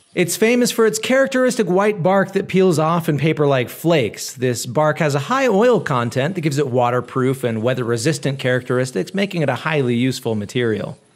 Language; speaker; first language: English; native; English